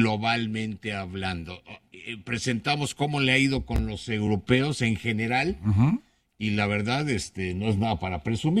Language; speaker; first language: Spanish; native; Spanish